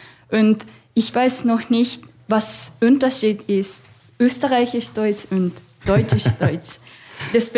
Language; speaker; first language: German; non-native, learner; Japanese